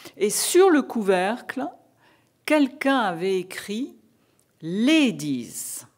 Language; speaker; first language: French; native; French